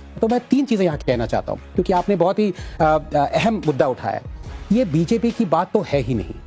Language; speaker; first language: Hindi; non-native, local second language; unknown